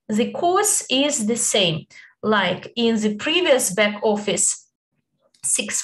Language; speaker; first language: English; non-native, fluent; Italian